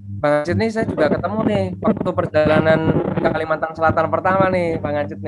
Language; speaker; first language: Indonesian; native; Indonesian